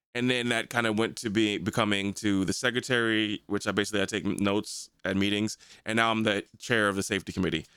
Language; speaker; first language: English; native; English